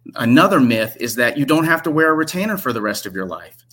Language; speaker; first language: English; native; English